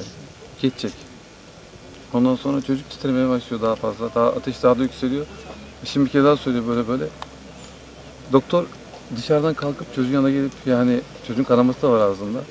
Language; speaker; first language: Turkish; native; Turkish